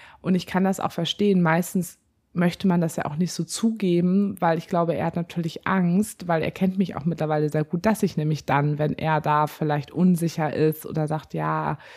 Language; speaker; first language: German; native; German